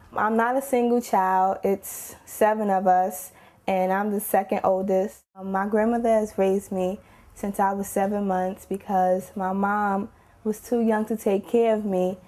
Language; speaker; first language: English; native; English